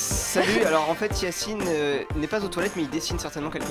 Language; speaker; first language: French; native; French